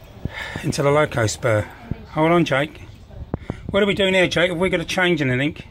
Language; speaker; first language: English; native; English